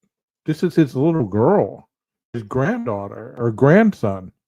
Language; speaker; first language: English; native; English